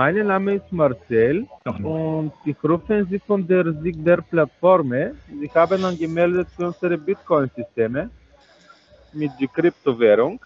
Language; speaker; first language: German; non-native, learner; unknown